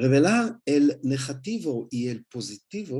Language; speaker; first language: Spanish; non-native, learner; Hebrew